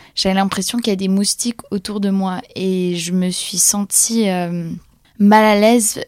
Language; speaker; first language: French; non-native, fluent; Polish